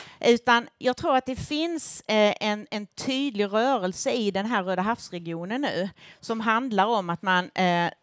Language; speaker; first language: Swedish; native; Swedish